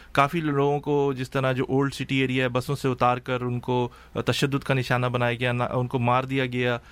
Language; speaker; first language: Urdu; native; Urdu